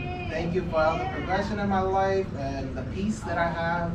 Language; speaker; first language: English; early bilingual, other home language; Spanish